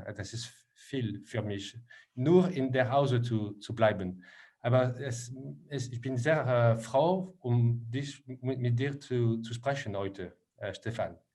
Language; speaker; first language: German; non-native, learner; French